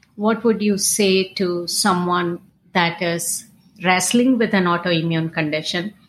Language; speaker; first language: English; non-native, local second language; Tamil